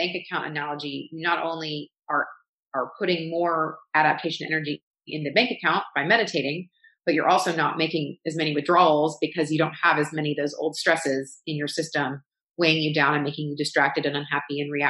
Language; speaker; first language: English; native; English